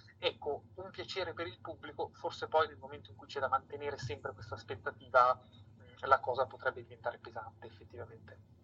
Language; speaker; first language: Italian; native; Italian